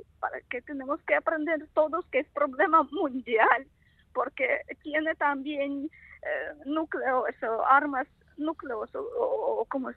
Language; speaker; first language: Spanish; non-native, fluent; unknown